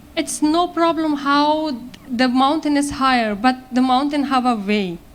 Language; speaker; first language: English; non-native, learner; Persian